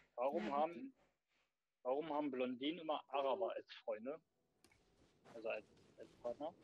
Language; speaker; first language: German; native; German